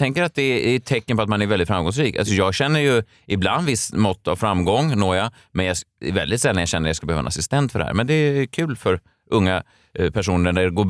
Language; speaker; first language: Swedish; native; Swedish